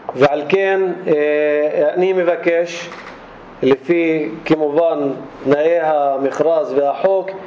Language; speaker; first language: Hebrew; non-native, local second language; Arabic